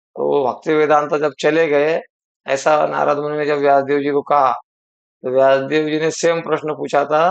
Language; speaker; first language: Hindi; non-native, local second language; Marathi